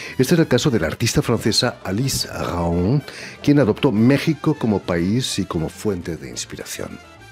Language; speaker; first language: Spanish; native; Spanish